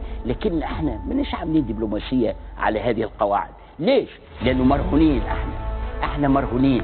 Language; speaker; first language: Arabic; native; Arabic